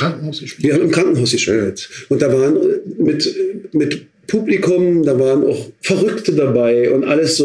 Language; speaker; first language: German; native; German